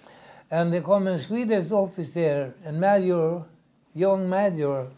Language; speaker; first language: English; non-native, learner; Swedish